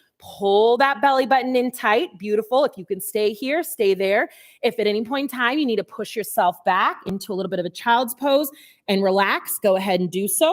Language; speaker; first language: English; native; English